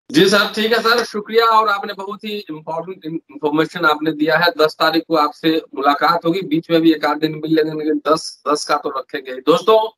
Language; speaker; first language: Hindi; native; Hindi